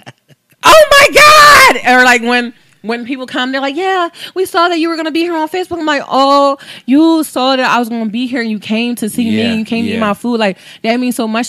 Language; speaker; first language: English; native; English